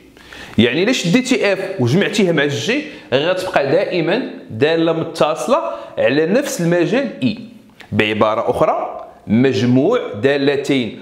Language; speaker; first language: Arabic; native; Arabic